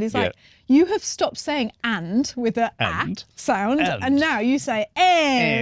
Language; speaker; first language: English; native; English